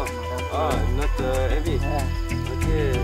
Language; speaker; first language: English; non-native, learner; French